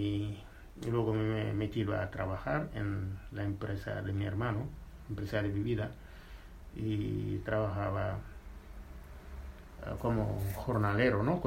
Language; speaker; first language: Spanish; non-native, fluent; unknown